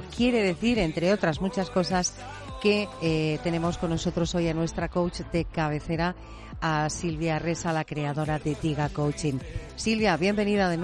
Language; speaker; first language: Spanish; native; Spanish